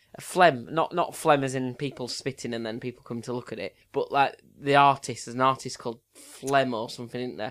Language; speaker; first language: English; native; English